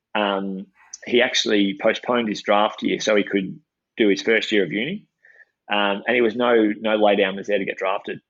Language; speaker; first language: English; native; English